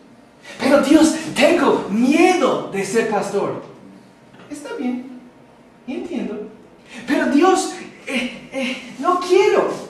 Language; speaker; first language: Spanish; non-native, fluent; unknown